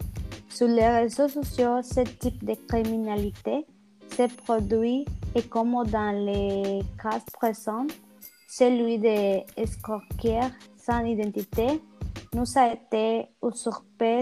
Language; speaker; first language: French; non-native, learner; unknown